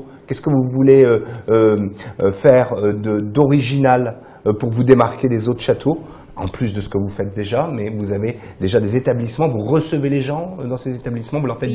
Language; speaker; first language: French; native; French